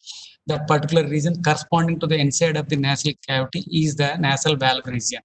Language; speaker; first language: English; non-native, local second language; Telugu